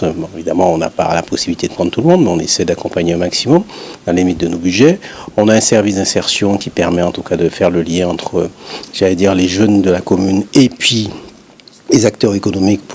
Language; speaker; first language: French; native; French